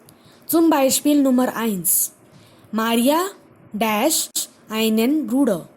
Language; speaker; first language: German; non-native, fluent; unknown